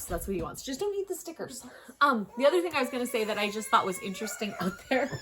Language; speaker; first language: English; native; English